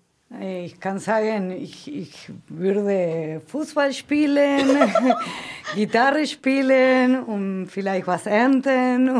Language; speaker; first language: German; non-native, fluent; Spanish